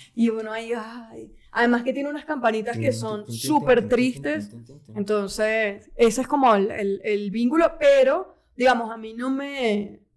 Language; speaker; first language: Spanish; native; Spanish